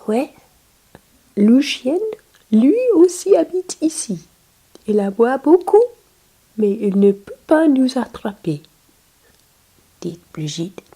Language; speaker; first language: French; non-native, learner; English